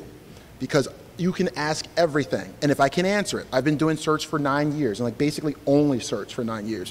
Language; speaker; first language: English; native; English